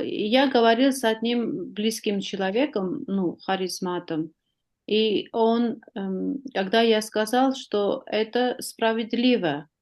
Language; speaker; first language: Russian; non-native, fluent; Armenian